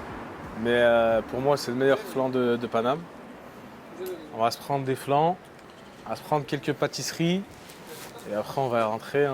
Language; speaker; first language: French; native; French